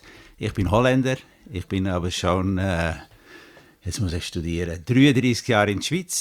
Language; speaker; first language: German; non-native, fluent; Dutch